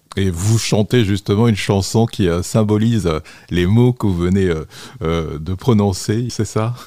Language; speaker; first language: French; native; French